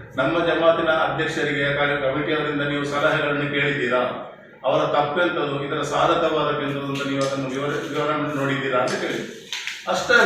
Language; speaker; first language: Kannada; non-native, local second language; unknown